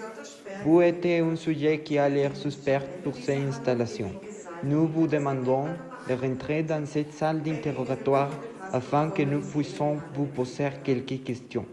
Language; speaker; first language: French; non-native, learner; Spanish